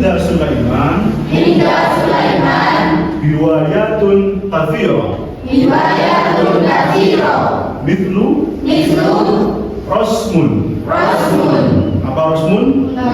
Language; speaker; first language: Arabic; non-native, fluent; Indonesian